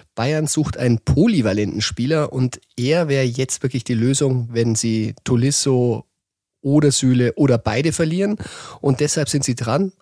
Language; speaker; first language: German; native; German